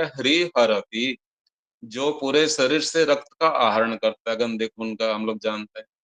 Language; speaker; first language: Hindi; non-native, local second language; Odia